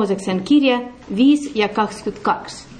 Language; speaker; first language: Finnish; non-native, learner; Russian